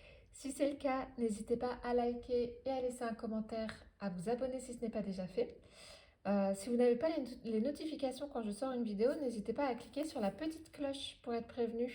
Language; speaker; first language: French; native; French